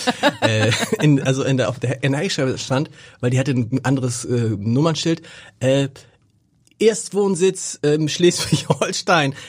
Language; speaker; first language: German; native; German